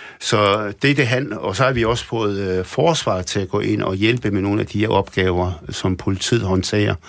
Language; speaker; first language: Danish; early bilingual, other home language; Arabic